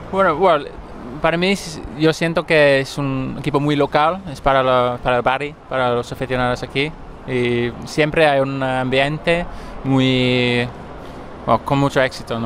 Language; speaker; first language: Spanish; non-native, fluent; English